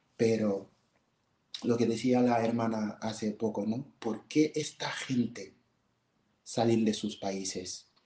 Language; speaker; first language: Spanish; non-native, fluent; Wolof